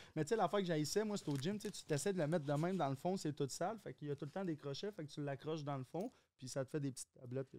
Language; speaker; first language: French; native; French